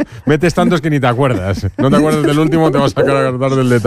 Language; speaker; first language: Spanish; native; Spanish